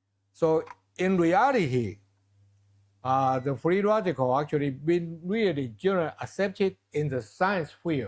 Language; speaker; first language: English; non-native, fluent; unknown